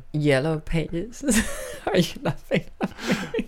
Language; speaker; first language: English; non-native, fluent; Spanish